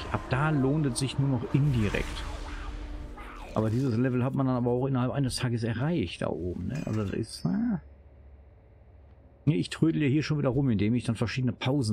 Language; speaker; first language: German; native; German